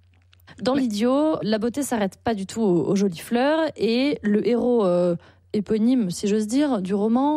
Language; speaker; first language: French; native; French